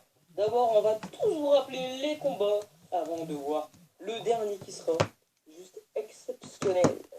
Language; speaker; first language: French; native; French